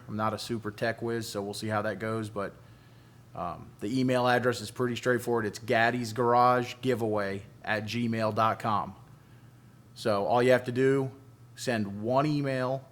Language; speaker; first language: English; native; English